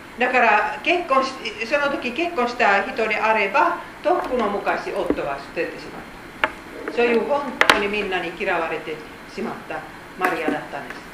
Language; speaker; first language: Japanese; non-native, fluent; Finnish